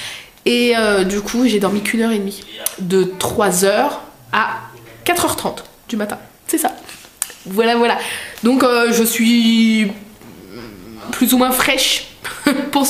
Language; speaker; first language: French; native; French